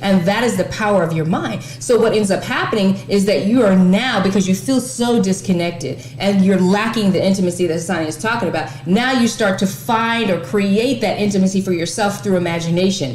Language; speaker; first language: English; native; English